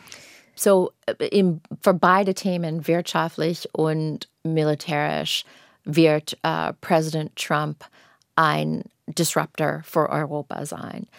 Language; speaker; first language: German; non-native, fluent; English